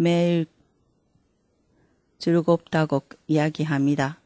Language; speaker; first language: Korean; non-native, fluent; Japanese